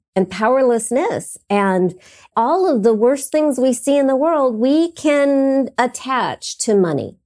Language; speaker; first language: English; native; English